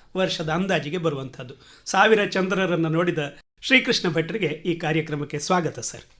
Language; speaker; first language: Kannada; native; Kannada